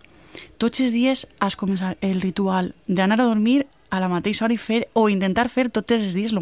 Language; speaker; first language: Catalan; native; Catalan